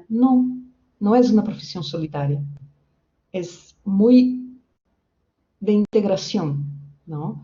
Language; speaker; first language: Spanish; non-native, fluent; Portuguese